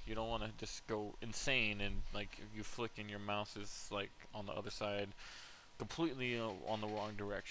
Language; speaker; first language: English; native; English